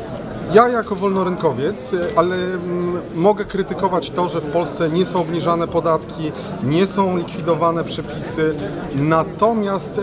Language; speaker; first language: Polish; native; Polish